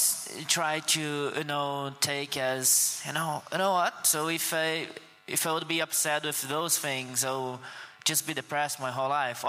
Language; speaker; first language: English; non-native, fluent; Portuguese